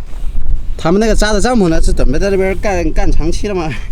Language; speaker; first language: Chinese; native; Chinese